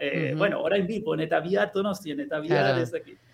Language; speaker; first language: Basque; non-native, learner; Spanish